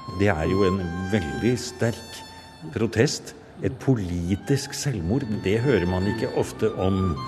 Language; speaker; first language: Norwegian; native; Norwegian